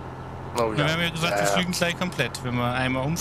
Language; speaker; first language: German; native; German